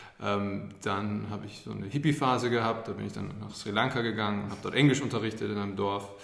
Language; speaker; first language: German; early bilingual, other home language; English